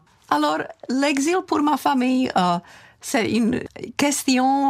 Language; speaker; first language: French; non-native, fluent; Czech